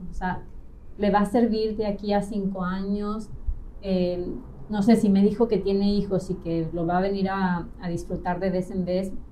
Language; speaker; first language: Spanish; native; Spanish